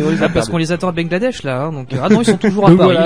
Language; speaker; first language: French; native; French